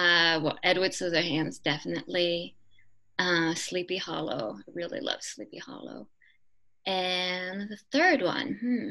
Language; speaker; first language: English; non-native, fluent; French